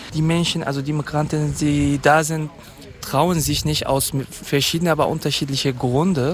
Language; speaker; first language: German; non-native, fluent; Kurdish